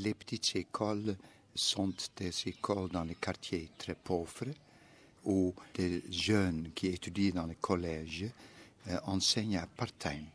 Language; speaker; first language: French; non-native, fluent; Dutch